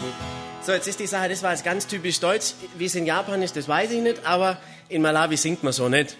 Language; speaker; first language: German; native; German